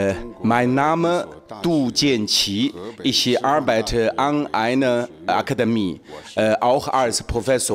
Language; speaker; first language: German; non-native, learner; Chinese